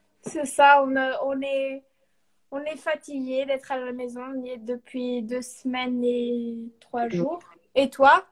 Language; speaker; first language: French; non-native, learner; Portuguese